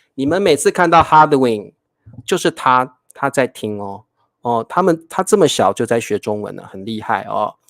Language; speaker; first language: Chinese; native; Chinese